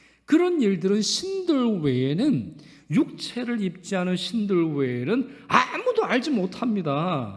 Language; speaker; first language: Korean; native; Korean